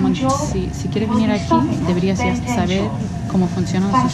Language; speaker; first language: Spanish; non-native, fluent; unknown